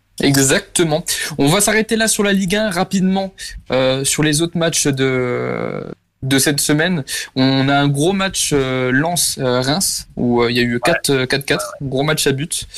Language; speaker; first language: French; native; French